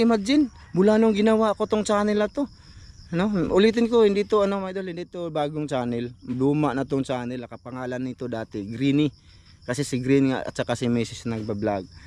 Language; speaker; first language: Filipino; non-native, local second language; Cebuano